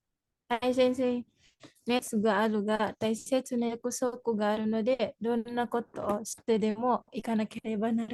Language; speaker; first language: Japanese; non-native, learner; Indonesian